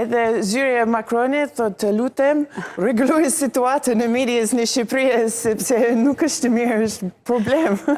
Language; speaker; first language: Albanian; non-native, learner; English